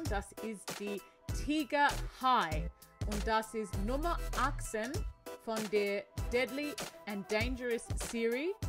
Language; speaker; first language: German; non-native, learner; English